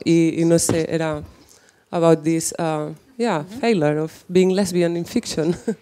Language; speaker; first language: English; non-native, learner; Spanish